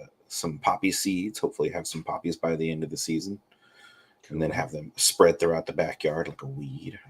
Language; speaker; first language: English; native; English